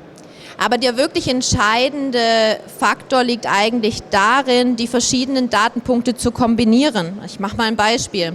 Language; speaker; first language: German; native; German